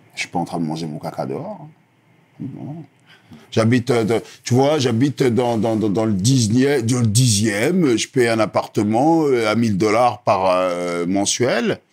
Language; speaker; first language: French; early bilingual, other home language; Lingala